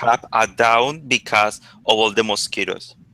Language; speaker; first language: English; non-native, learner; Spanish